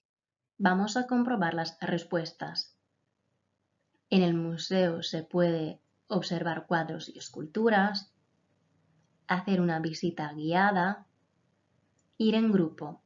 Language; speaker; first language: Spanish; non-native, fluent; Croatian